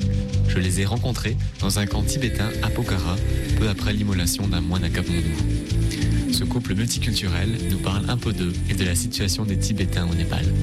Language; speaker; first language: French; native; French